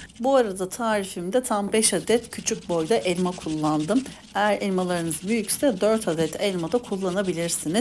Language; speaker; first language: Turkish; native; Turkish